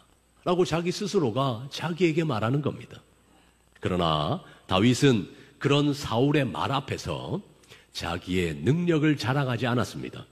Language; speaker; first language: Korean; native; Korean